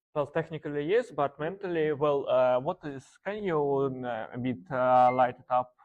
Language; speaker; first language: English; non-native, learner; Russian